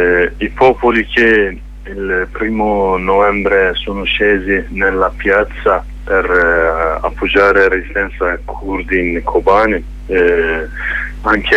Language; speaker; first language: Italian; non-native, learner; Kurdish